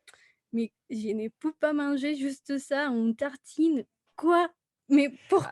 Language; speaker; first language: French; non-native, fluent; Spanish